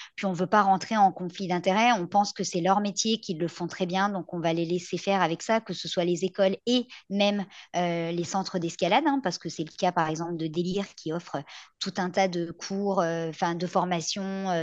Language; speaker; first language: French; native; French